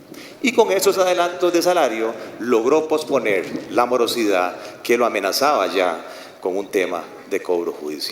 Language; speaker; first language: Spanish; native; Spanish